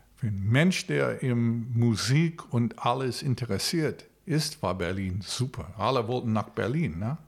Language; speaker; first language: German; non-native, fluent; English